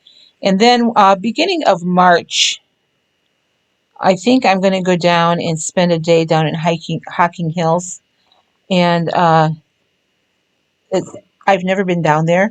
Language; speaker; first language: English; native; English